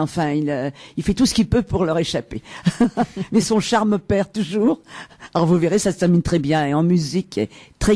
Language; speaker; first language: French; native; French